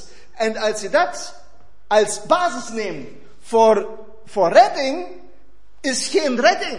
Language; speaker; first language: Dutch; non-native, fluent; German